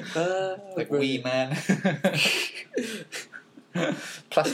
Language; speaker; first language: English; native; English